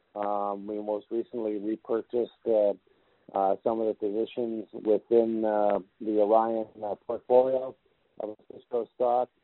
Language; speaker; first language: English; native; English